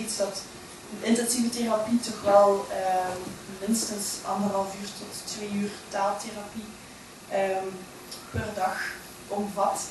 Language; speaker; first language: Dutch; native; Dutch